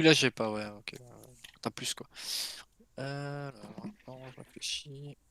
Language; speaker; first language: French; native; French